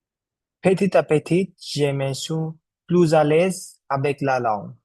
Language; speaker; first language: French; non-native, learner; Bangla